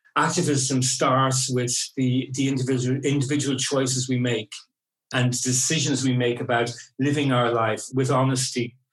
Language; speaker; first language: English; native; English